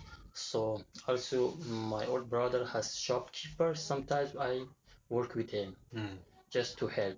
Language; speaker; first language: English; non-native, learner; Persian